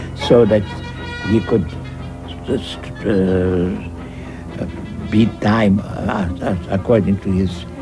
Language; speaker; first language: English; non-native, fluent; Russian